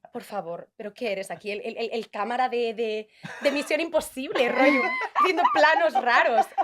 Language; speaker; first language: Spanish; native; Spanish